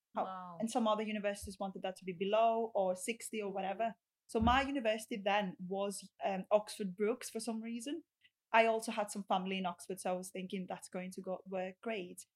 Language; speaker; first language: English; non-native, fluent; Greek